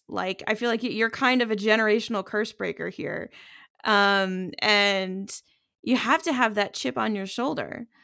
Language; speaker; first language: English; native; English